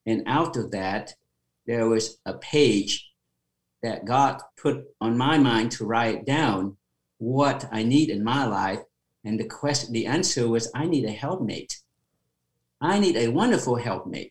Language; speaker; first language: English; non-native, fluent; Khmer